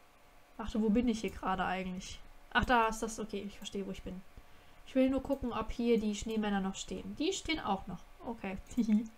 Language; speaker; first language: German; native; German